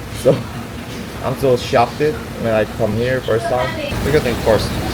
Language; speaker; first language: English; non-native, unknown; Korean